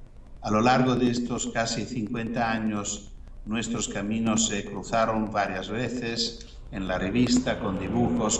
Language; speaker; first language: Spanish; non-native, fluent; Italian